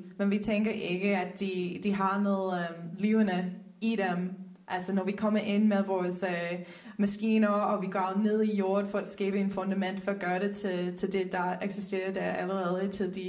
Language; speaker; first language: Danish; non-native, fluent; Dutch